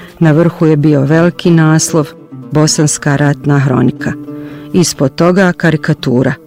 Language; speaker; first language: Bosnian; early bilingual, heritage; Bosnian